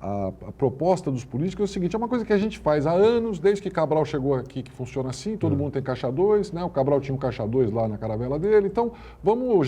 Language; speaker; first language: Portuguese; native; Portuguese